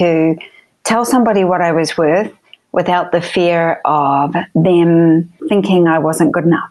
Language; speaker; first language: English; native; English